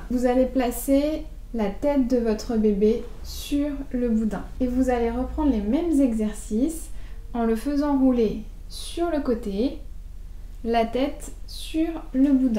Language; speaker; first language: French; native; French